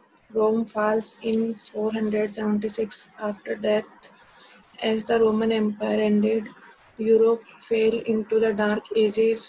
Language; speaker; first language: English; non-native, local second language; Hindi